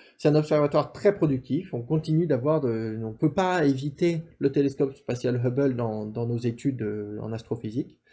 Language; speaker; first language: French; native; French